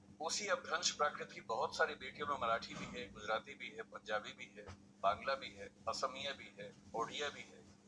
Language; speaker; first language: Hindi; native; Hindi